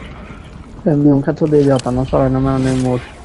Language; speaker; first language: Italian; native; Italian